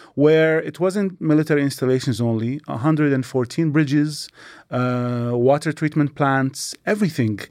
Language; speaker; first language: English; non-native, fluent; Arabic